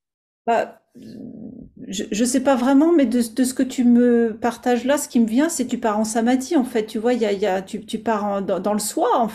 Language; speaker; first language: French; native; French